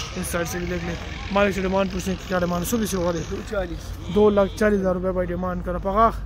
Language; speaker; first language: Urdu; non-native, local second language; Pashto